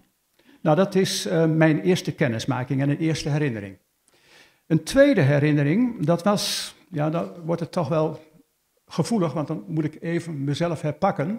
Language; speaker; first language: Dutch; native; Dutch